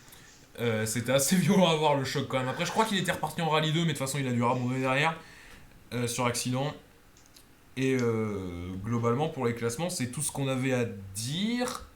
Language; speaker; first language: French; native; French